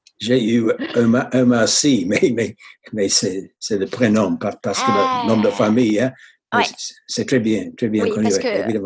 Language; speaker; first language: French; non-native, learner; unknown